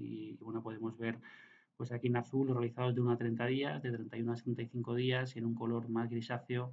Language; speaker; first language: Spanish; native; Spanish